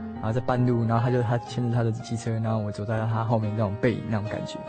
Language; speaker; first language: Chinese; native; Chinese